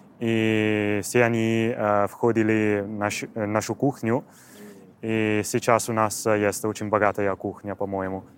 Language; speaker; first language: Russian; non-native, fluent; Italian